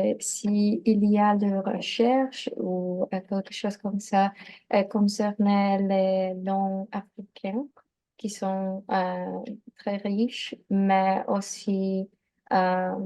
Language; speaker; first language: French; non-native, learner; Polish